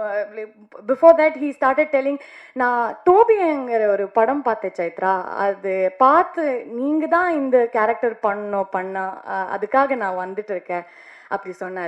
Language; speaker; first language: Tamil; non-native, learner; Kannada